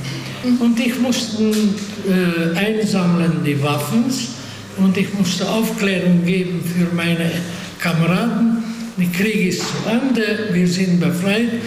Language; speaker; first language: German; non-native, fluent; Hungarian